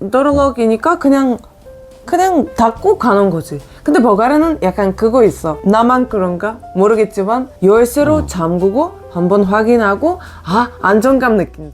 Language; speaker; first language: Korean; non-native, fluent; Bulgarian